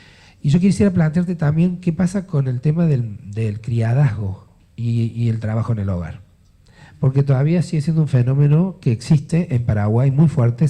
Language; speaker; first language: Spanish; native; Spanish